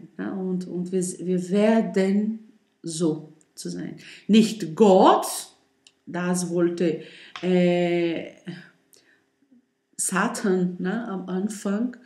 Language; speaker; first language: German; non-native, learner; Portuguese